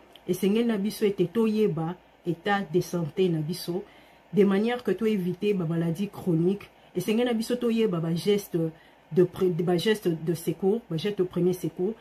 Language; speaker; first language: French; non-native, local second language; Lingala